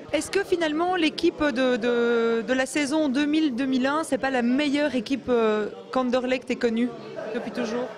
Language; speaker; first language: French; native; French